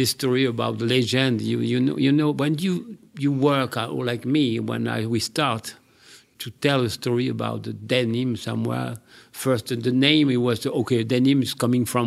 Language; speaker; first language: English; non-native, learner; French